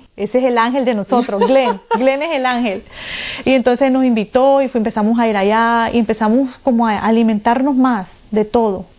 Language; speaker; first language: Spanish; native; Spanish